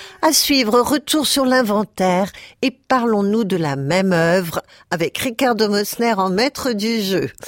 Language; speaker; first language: French; native; French